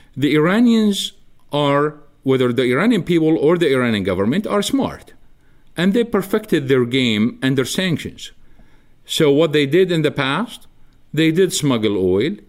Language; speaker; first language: English; non-native, fluent; Arabic